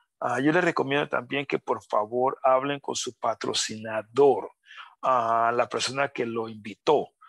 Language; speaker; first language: Spanish; native; Spanish